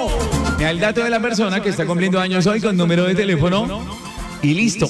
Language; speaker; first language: Spanish; native; Spanish